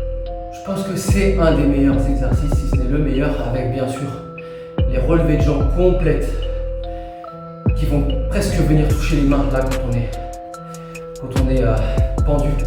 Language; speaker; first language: French; native; French